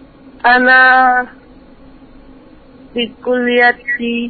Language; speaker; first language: Arabic; non-native, learner; Indonesian